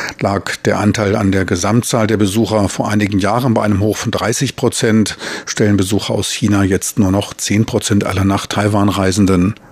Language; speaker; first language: German; native; German